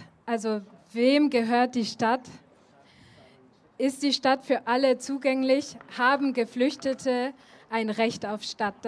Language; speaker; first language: German; native; German